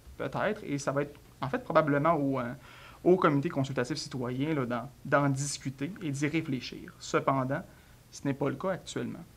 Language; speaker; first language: French; native; French